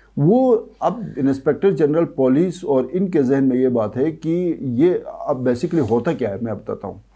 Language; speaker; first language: Urdu; non-native, local second language; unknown